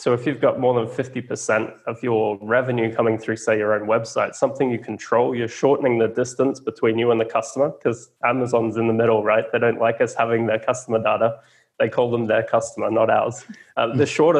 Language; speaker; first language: English; native; English